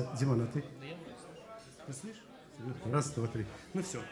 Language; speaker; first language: Russian; native; Russian